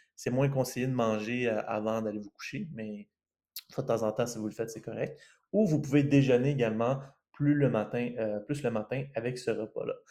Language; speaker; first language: French; native; French